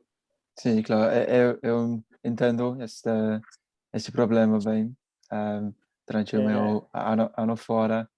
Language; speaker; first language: Portuguese; non-native, learner; English